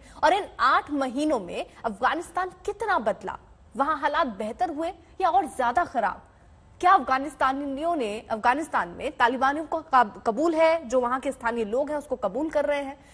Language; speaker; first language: Hindi; native; Hindi